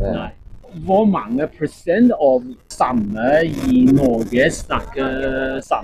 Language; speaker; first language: Norwegian; non-native, learner; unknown